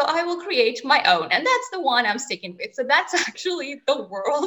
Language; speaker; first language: English; non-native, fluent; Spanish